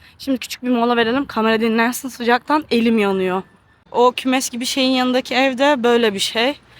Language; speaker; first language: Turkish; native; Turkish